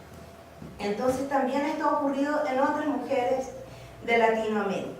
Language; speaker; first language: Spanish; native; Spanish